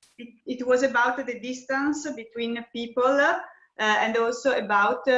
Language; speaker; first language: English; non-native, fluent; Italian